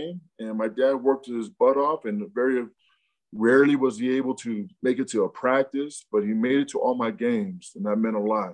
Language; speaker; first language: English; native; English